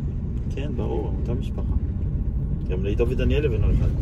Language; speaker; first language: Hebrew; native; Hebrew